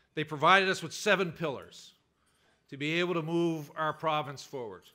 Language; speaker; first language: English; native; English